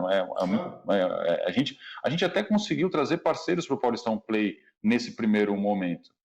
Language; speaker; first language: Portuguese; native; Portuguese